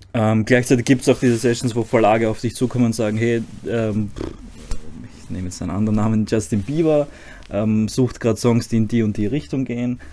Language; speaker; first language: German; early bilingual, other home language; Croatian